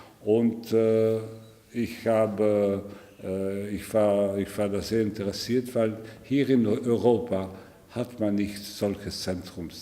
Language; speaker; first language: German; non-native, learner; French